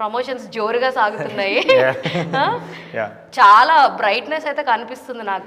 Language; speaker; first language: Telugu; native; Telugu